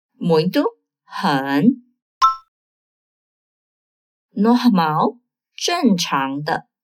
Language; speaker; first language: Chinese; non-native, fluent; Portuguese